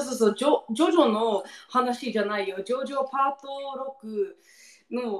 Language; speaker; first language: Japanese; non-native, learner; English